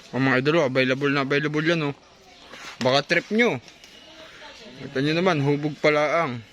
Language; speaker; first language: Filipino; native; Filipino